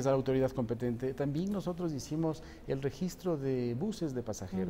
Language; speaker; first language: Spanish; native; Spanish